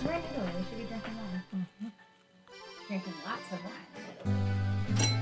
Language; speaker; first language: English; native; English